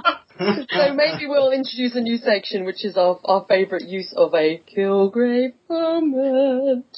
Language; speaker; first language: English; native; English